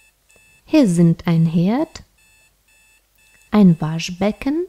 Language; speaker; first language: German; non-native, fluent; Russian